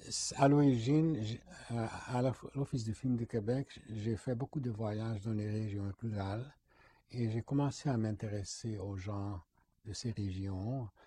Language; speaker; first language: French; non-native, fluent; Hungarian